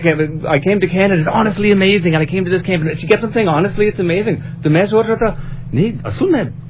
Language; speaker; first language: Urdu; non-native, learner; English